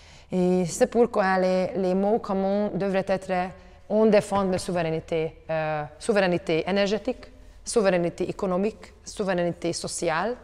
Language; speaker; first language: French; non-native, learner; Hungarian